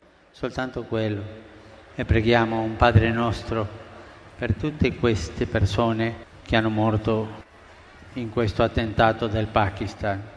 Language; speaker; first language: Italian; non-native, fluent; Spanish